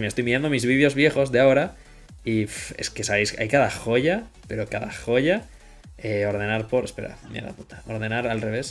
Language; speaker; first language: Spanish; native; Spanish